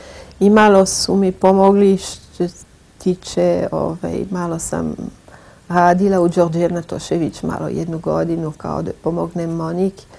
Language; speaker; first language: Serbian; non-native, fluent; French